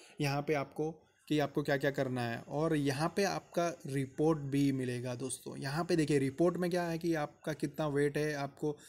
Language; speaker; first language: Hindi; native; Hindi